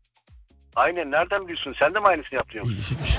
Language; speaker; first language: Turkish; early bilingual, other home language; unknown